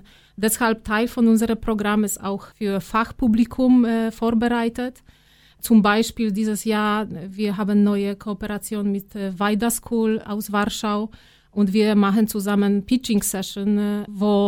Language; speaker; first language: German; non-native, fluent; Polish